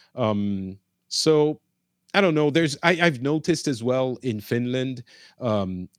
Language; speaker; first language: English; non-native, fluent; Arabic